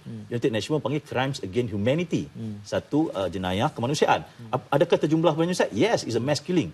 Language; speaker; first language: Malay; native; Malay